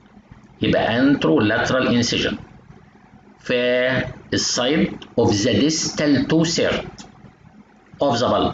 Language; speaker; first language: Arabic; native; Arabic